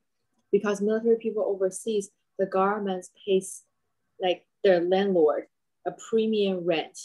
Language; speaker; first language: English; non-native, fluent; Chinese